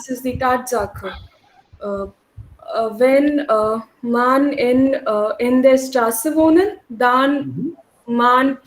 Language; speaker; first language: German; non-native, learner; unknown